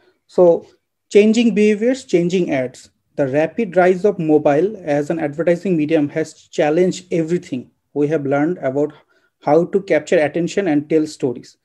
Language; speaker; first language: English; non-native, local second language; Bangla